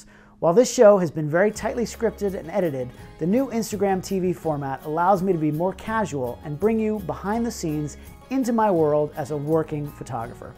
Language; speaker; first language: English; native; English